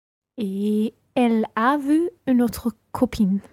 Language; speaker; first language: French; non-native, learner; English